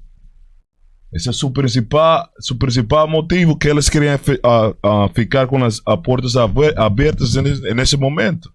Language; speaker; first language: Portuguese; non-native, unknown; Spanish